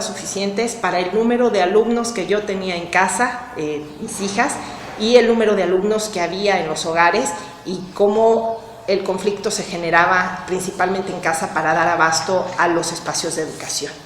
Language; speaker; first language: Spanish; native; Spanish